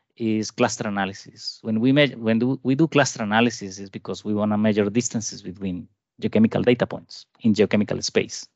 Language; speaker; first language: English; non-native, fluent; Spanish